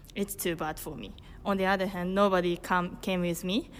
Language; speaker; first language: English; non-native, learner; Japanese